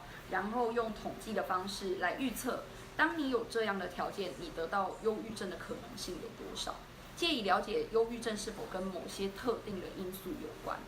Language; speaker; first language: Chinese; native; Chinese